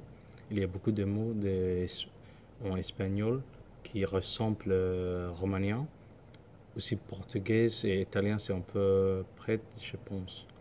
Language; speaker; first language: French; non-native, learner; Somali